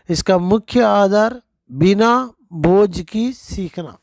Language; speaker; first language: Hindi; non-native, local second language; Telugu